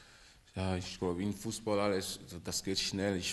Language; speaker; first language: German; non-native, learner; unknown